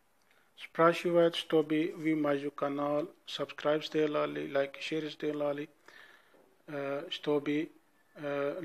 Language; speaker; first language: Russian; non-native, learner; Urdu